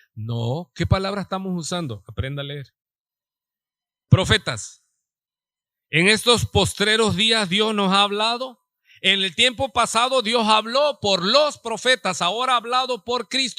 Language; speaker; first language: Spanish; native; Spanish